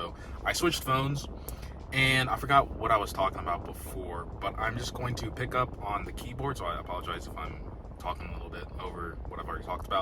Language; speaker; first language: English; native; English